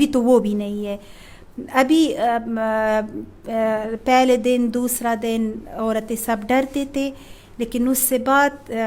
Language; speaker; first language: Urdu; non-native, fluent; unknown